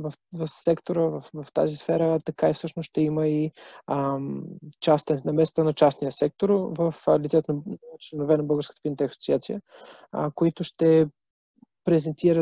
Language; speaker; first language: Bulgarian; native; Bulgarian